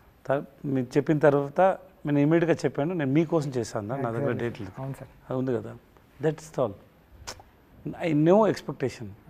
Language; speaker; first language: Telugu; non-native, learner; Tamil